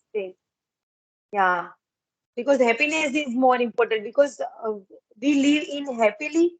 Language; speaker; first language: English; non-native, learner; Gujarati